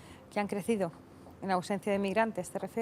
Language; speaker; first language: Spanish; native; Spanish